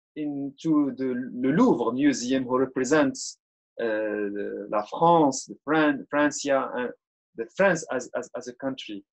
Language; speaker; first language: English; non-native, fluent; Arabic